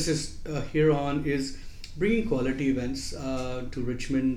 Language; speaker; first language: English; non-native, local second language; Gujarati